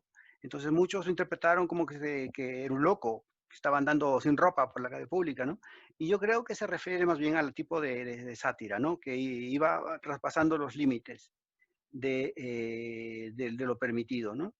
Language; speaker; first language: Spanish; native; Spanish